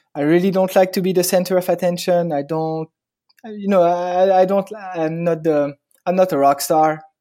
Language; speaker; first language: English; non-native, fluent; French